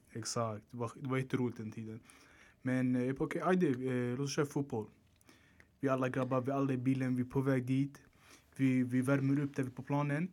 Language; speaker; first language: Swedish; early bilingual, other home language; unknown